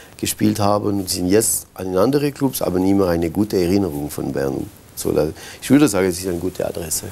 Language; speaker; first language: German; non-native, local second language; French